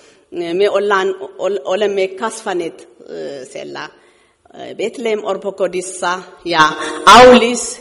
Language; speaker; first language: Finnish; non-native, fluent; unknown